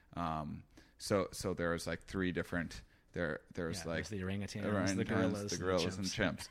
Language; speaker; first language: English; native; English